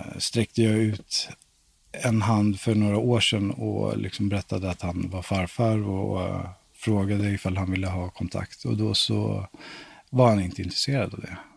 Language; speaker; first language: Swedish; native; Swedish